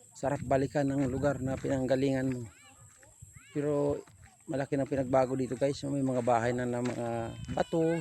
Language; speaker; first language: Filipino; non-native, local second language; Aklanon